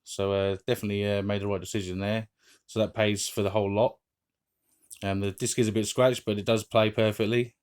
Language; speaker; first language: English; native; English